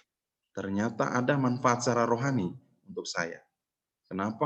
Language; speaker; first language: Indonesian; native; Indonesian